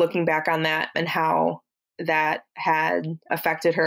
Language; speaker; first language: English; native; English